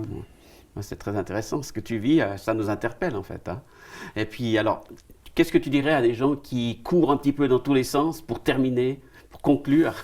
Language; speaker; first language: French; native; French